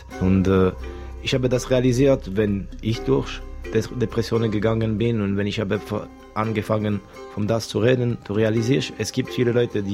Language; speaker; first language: German; non-native, local second language; French